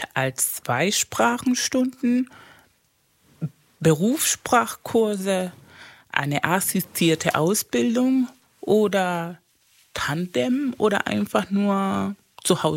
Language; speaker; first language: German; non-native, fluent; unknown